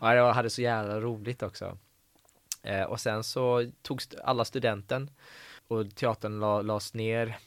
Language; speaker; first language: Swedish; early bilingual, other home language; Persian